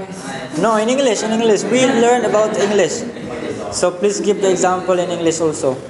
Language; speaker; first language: English; non-native, learner; Indonesian